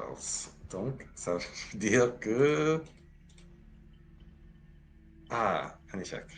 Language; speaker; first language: French; non-native, learner; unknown